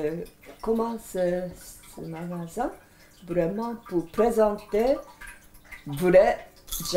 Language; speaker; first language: French; non-native, fluent; Japanese